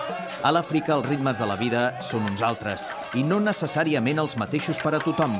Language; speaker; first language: Catalan; native; Catalan